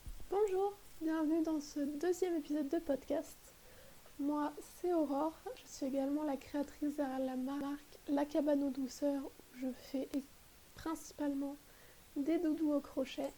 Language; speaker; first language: French; native; French